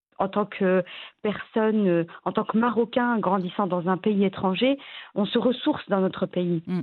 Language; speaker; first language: French; early bilingual, other home language; Arabic